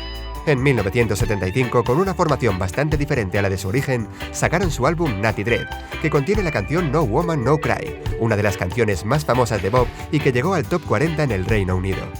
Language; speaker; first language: Spanish; native; Spanish